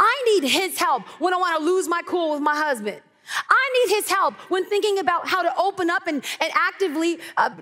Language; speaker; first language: English; native; English